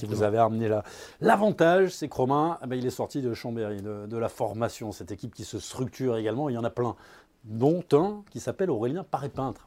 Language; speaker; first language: French; native; French